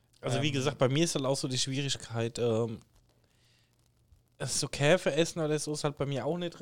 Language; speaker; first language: German; native; German